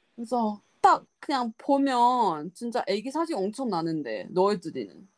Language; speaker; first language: Korean; non-native, fluent; Chinese